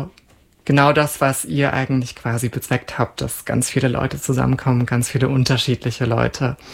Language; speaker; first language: German; native; German